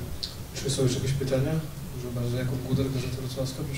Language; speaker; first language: Polish; native; Polish